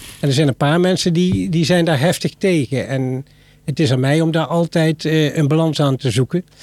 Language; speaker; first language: Dutch; native; Dutch